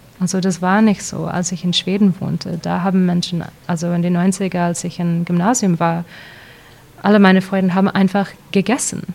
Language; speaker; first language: German; early bilingual, heritage; English